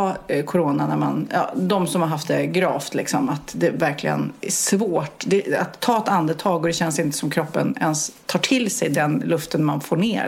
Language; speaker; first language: Swedish; native; Swedish